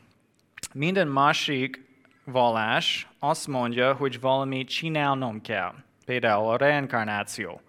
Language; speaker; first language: Hungarian; non-native, fluent; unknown